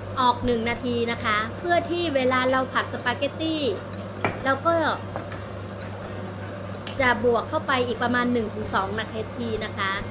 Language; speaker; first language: Thai; native; Thai